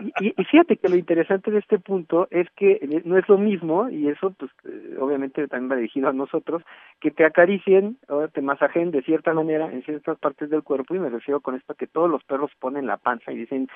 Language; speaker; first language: Spanish; native; Spanish